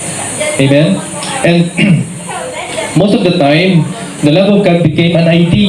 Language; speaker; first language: English; non-native, local second language; Filipino